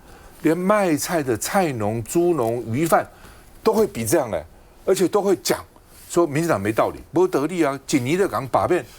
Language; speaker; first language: Chinese; native; Chinese